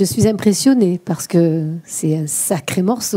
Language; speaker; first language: French; native; French